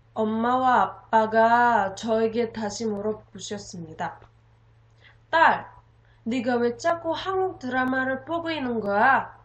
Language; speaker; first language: Korean; non-native, learner; Indonesian